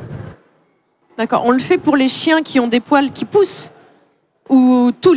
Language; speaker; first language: French; native; French